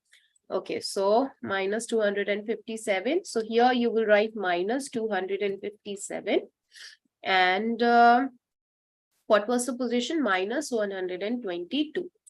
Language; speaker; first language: English; non-native, local second language; Hindi